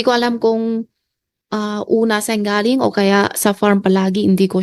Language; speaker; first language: Filipino; non-native, learner; Chinese